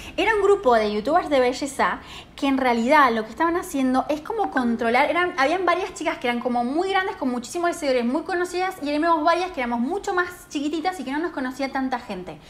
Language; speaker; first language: Spanish; native; Spanish